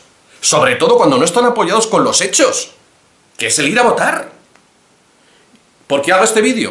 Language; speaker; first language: Spanish; native; Spanish